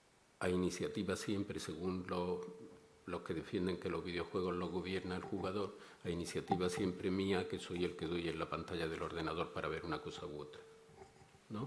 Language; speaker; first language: Spanish; native; Spanish